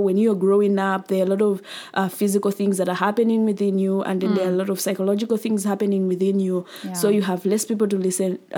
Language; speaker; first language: English; non-native, local second language; Nyanja